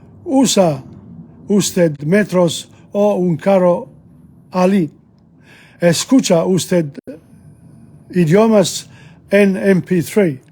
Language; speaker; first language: Spanish; non-native, learner; English